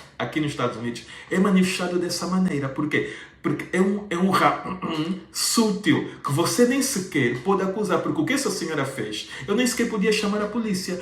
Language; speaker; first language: Portuguese; native; Portuguese